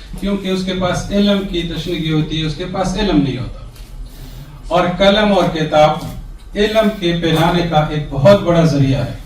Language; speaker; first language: Urdu; non-native, local second language; Pashto